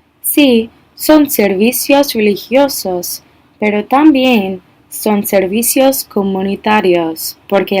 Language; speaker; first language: Spanish; non-native, learner; English